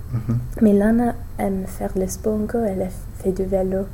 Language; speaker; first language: French; non-native, learner; English